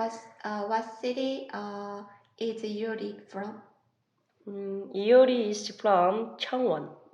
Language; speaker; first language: English; non-native, learner; Korean